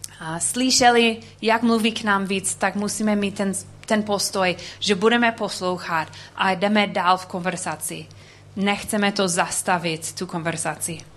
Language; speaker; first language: Czech; non-native, learner; English